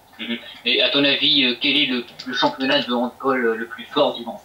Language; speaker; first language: French; native; French